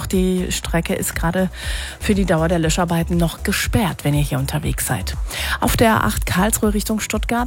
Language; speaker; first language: German; native; German